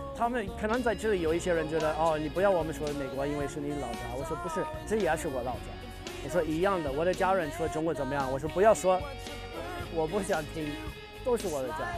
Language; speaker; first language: Chinese; non-native, fluent; English